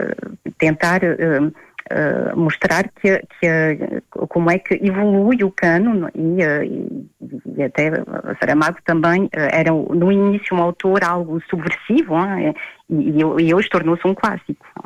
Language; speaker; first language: Portuguese; native; Portuguese